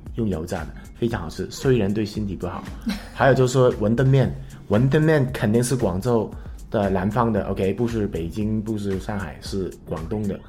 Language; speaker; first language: Chinese; non-native, local second language; Cantonese